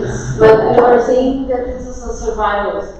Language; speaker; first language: English; non-native, fluent; Portuguese